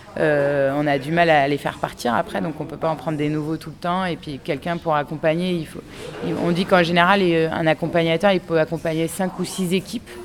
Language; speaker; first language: French; native; French